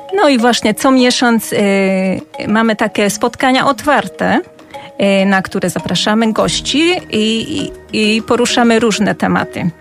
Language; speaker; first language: Polish; non-native, fluent; Hungarian